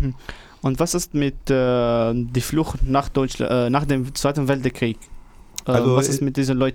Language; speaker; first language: German; non-native, learner; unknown